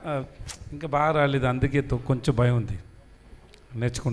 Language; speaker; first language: Telugu; non-native, local second language; Tamil